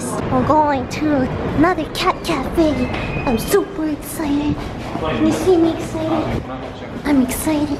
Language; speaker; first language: English; early bilingual, other home language; Korean